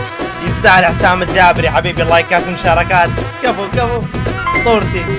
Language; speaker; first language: Arabic; native; Arabic